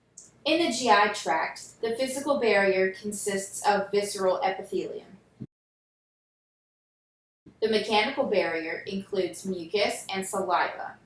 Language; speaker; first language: English; native; English